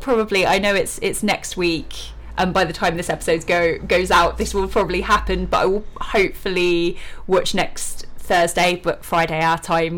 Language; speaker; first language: English; native; English